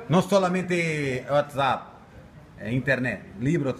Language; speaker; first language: Spanish; non-native, learner; Portuguese